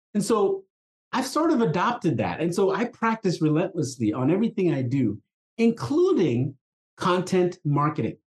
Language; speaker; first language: English; non-native, local second language; Igbo